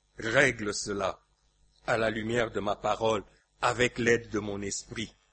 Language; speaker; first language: French; non-native, local second language; Lingala